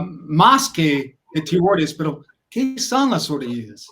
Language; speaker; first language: Spanish; non-native, learner; English